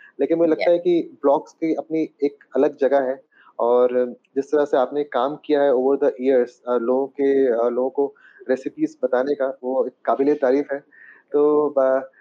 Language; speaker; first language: Hindi; native; Hindi